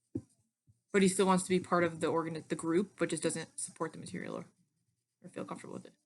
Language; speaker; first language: English; native; English